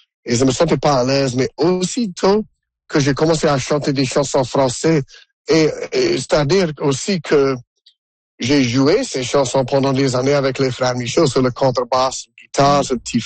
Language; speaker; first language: French; non-native, local second language; English